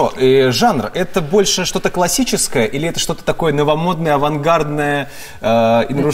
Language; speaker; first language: Russian; native; Russian